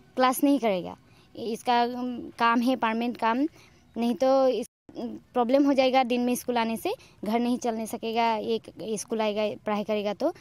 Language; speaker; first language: Hindi; non-native, local second language; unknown